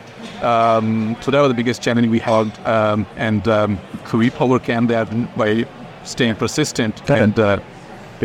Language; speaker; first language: English; non-native, local second language; Urdu